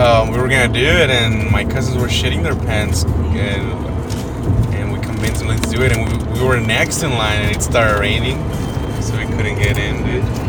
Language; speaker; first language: English; early bilingual, other home language; Spanish